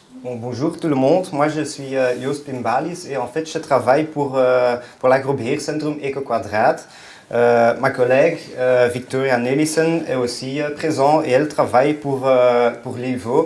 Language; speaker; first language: French; non-native, local second language; Dutch